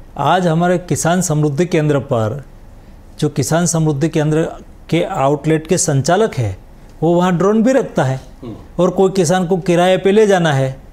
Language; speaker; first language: Hindi; non-native, local second language; Gujarati